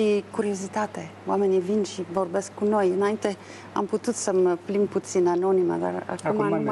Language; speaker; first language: Romanian; non-native, fluent; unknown